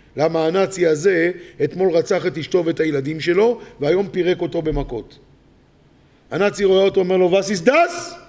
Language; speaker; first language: Hebrew; native; Hebrew